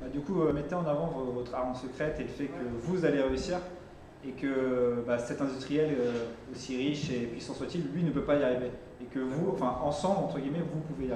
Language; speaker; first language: French; native; French